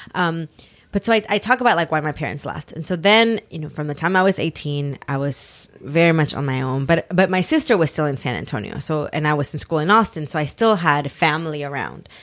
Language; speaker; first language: English; early bilingual, other home language; Spanish